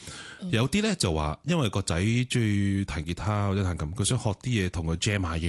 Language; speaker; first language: Cantonese; native; Cantonese